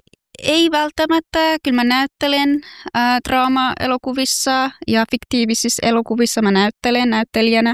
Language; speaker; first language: Finnish; non-native, fluent; Persian